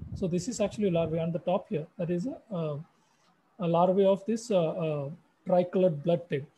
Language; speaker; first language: English; non-native, local second language; Malayalam